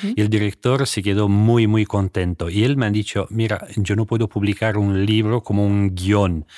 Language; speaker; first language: Spanish; non-native, fluent; Romanian